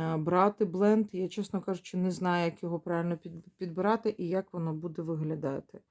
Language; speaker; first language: Ukrainian; non-native, local second language; Russian